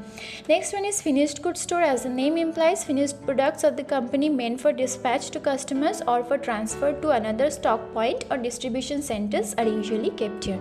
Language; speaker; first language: English; non-native, local second language; Bangla